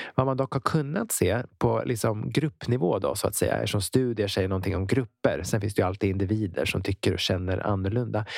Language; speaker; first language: Swedish; native; Swedish